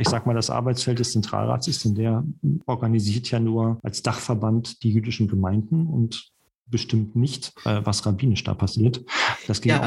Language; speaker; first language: German; native; German